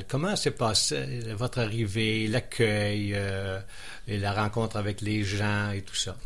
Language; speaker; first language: French; native; French